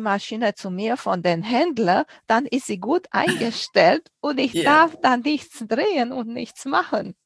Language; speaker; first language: German; non-native, fluent; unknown